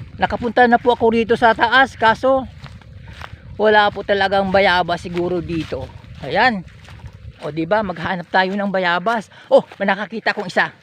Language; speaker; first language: Filipino; non-native, local second language; Bikol